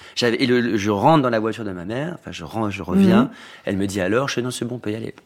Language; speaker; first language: French; native; French